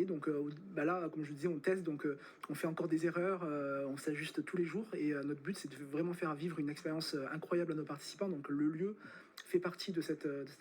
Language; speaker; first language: French; native; French